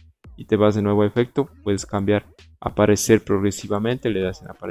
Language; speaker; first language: Spanish; native; Spanish